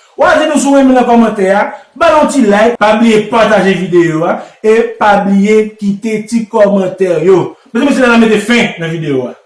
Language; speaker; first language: Haitian Creole; native; Haitian Creole